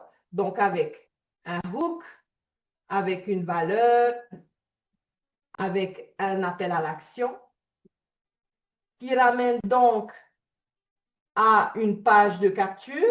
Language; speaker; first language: French; native; French